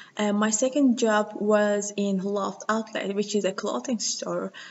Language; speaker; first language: English; non-native, learner; Turkish